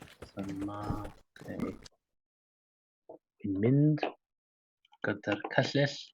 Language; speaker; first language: Welsh; non-native, learner; English